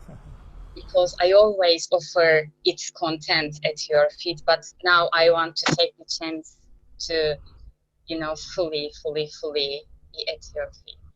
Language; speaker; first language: English; non-native, learner; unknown